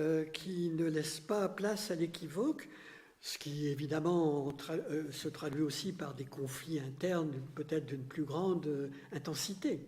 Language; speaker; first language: French; native; French